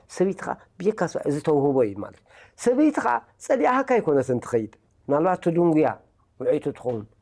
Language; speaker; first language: Tigrinya; native; Tigrinya